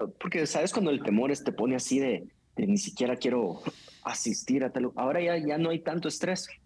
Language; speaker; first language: Spanish; native; Spanish